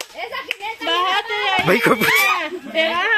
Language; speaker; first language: Spanish; native; Spanish